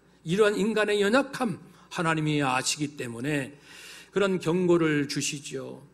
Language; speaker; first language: Korean; native; Korean